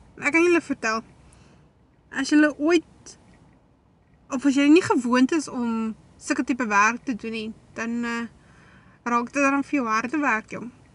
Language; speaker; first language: Afrikaans; native; Afrikaans